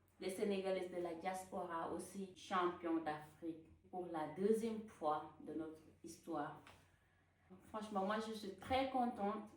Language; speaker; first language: French; non-native, local second language; Wolof